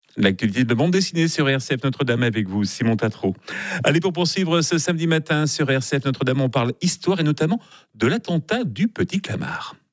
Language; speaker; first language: French; native; French